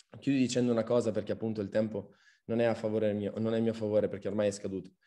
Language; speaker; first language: Italian; early bilingual, other home language; Arabic